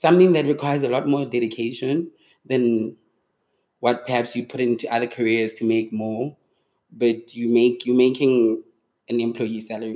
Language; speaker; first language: English; non-native, local second language; Tswana